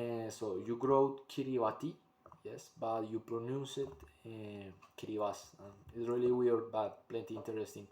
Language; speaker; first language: English; non-native, learner; Spanish